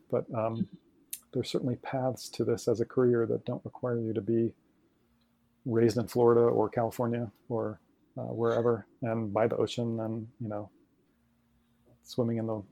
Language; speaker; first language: English; native; English